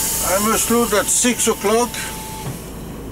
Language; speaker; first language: English; non-native, learner; French